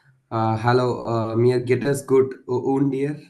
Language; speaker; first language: German; non-native, learner; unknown